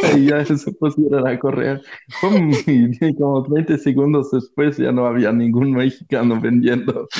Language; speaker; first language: Spanish; non-native, fluent; German